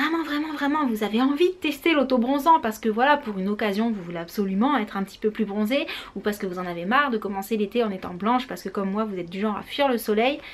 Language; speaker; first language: French; native; French